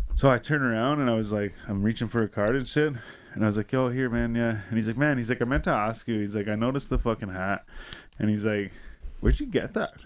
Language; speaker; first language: English; native; English